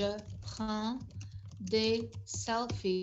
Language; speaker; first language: French; non-native, fluent; English